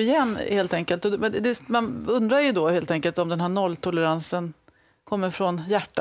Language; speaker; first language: Swedish; native; Swedish